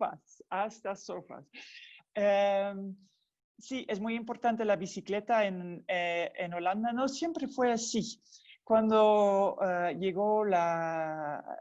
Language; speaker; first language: Spanish; non-native, fluent; Dutch